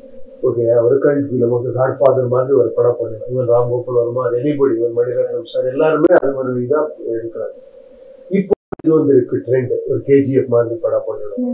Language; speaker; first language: Tamil; non-native, learner; Kannada